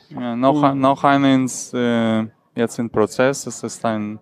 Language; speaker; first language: German; non-native, learner; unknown